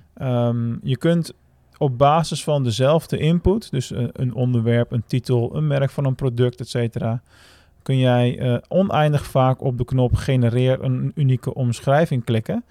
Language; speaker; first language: Dutch; native; Dutch